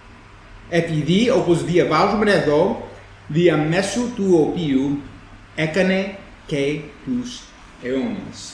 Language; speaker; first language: Greek; non-native, fluent; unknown